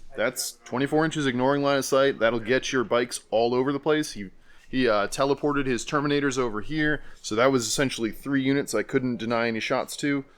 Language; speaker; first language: English; native; English